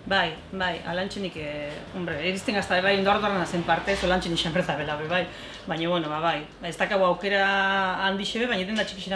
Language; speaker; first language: Basque; native; Basque